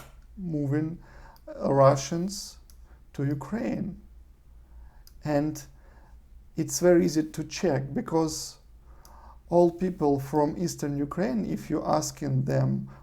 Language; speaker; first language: English; non-native, learner; Russian